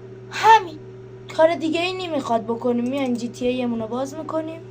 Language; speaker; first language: Persian; native; Persian